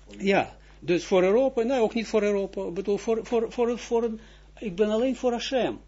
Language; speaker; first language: Dutch; non-native, fluent; Russian